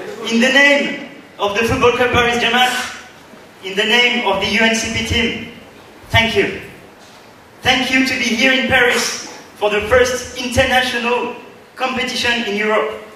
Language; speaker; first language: English; non-native, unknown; French